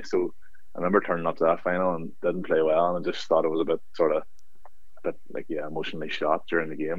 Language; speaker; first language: English; native; English